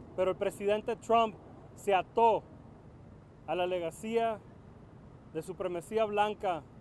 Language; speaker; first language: Spanish; early bilingual, other home language; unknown